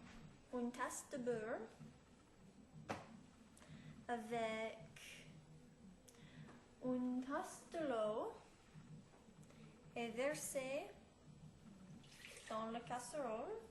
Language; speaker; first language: French; non-native, learner; English